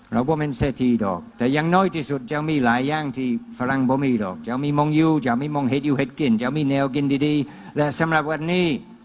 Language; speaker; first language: Thai; non-native, fluent; English